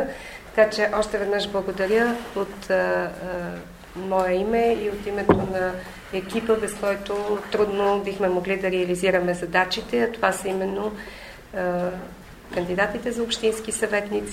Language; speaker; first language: Bulgarian; native; Bulgarian